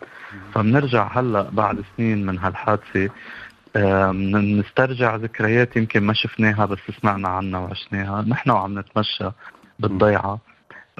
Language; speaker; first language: Arabic; native; Arabic